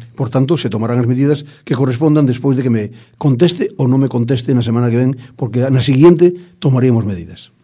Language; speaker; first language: Galician; native; Galician